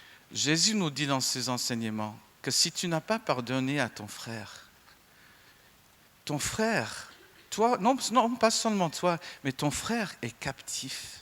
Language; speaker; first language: French; non-native, fluent; English